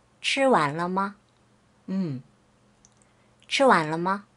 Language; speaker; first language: Chinese; non-native, fluent; Korean